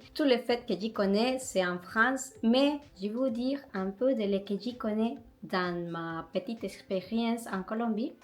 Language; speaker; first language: French; non-native, learner; Spanish